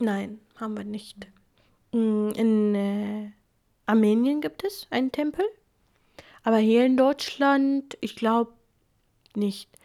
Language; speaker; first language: German; early bilingual, other home language; Kurdish